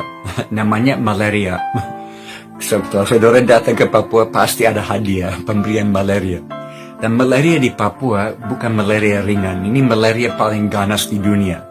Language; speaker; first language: Indonesian; non-native, fluent; English